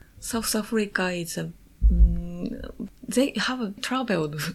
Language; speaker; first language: English; non-native, learner; Japanese